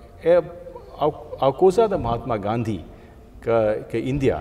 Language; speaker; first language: Portuguese; non-native, fluent; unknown